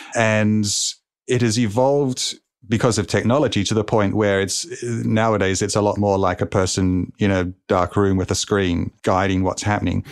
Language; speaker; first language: English; native; English